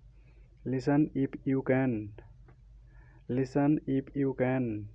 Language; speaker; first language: English; non-native, local second language; Odia